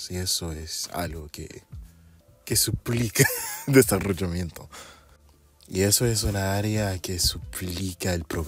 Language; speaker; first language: Spanish; non-native, fluent; English